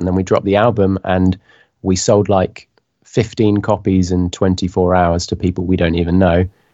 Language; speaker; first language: English; native; English